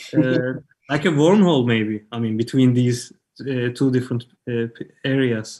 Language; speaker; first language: English; non-native, fluent; Turkish